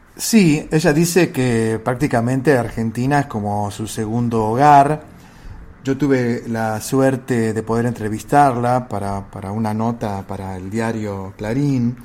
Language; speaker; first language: Spanish; native; Spanish